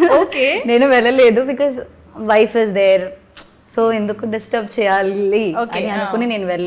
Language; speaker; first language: Telugu; non-native, learner; Malayalam